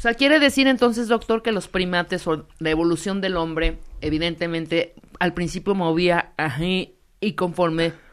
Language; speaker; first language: Spanish; native; Spanish